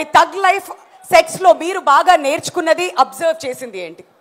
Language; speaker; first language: Telugu; native; Telugu